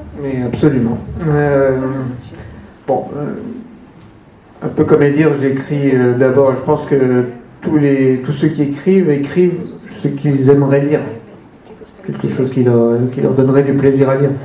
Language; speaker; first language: French; non-native, fluent; Portuguese